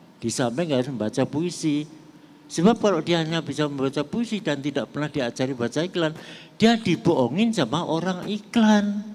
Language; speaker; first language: Indonesian; non-native, local second language; Javanese